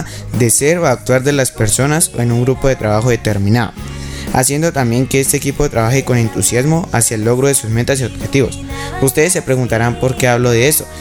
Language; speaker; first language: Spanish; native; Spanish